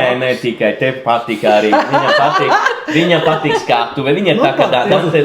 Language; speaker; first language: Latvian; non-native, learner; Italian